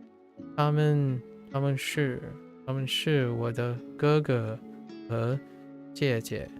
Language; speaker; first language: Chinese; non-native, learner; English